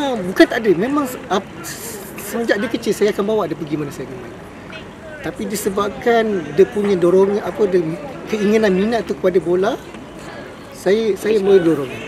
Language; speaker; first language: Malay; native; Malay